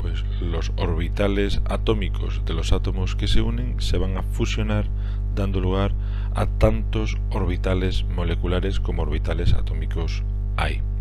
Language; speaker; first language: Spanish; native; Spanish